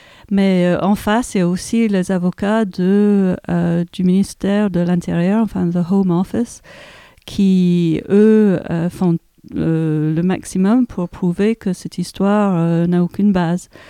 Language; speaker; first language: French; native; French